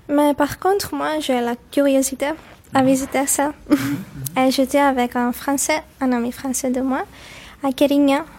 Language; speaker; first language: French; non-native, learner; Greek